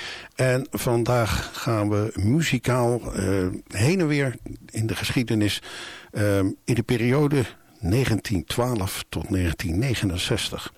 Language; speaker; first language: Dutch; native; Dutch